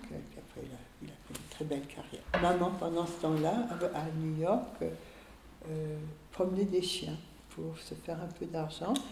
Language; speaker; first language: French; early bilingual, other home language; Hungarian